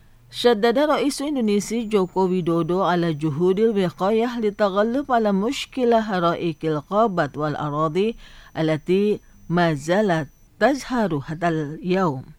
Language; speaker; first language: Arabic; non-native, fluent; Indonesian